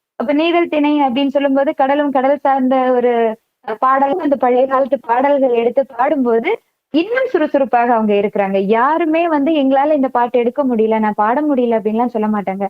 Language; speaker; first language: Tamil; non-native, local second language; Malayalam